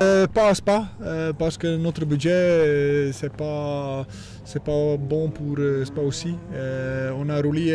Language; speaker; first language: French; non-native, learner; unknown